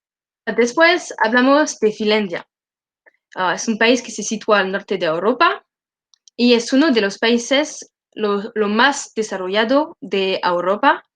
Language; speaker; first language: Spanish; non-native, learner; French